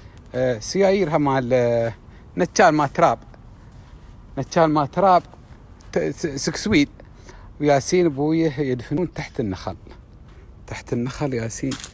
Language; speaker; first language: Arabic; native; Arabic